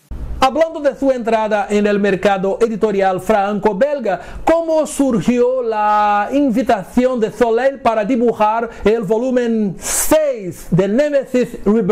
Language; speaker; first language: Spanish; non-native, fluent; Portuguese